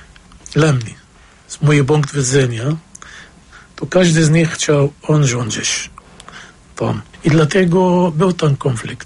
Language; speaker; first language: Polish; non-native, fluent; Arabic